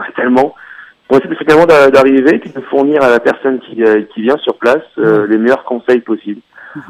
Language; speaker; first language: French; native; French